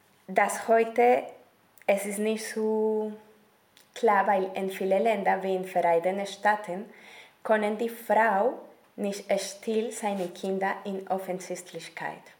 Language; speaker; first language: German; non-native, learner; Spanish